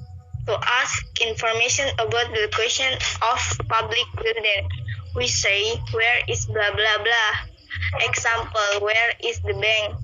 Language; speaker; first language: English; non-native, learner; Indonesian